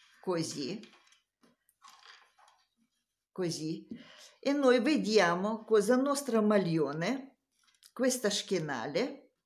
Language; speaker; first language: Italian; non-native, learner; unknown